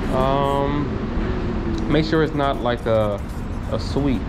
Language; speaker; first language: English; native; English